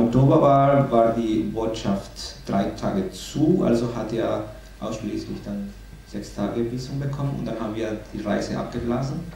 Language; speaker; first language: German; non-native, fluent; Spanish